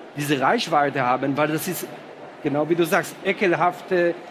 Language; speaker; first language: German; non-native, fluent; Hebrew